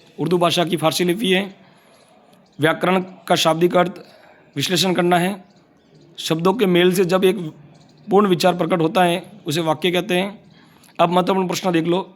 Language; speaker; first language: Hindi; native; Hindi